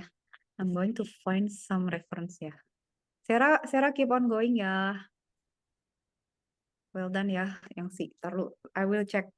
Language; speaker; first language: English; non-native, fluent; Indonesian